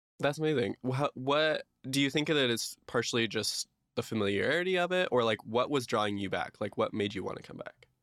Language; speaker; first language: English; native; English